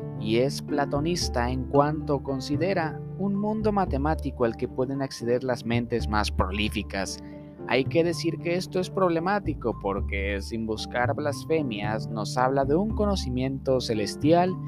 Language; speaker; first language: Spanish; native; Spanish